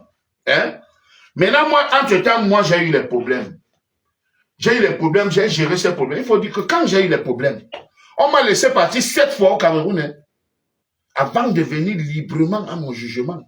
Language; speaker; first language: French; native; French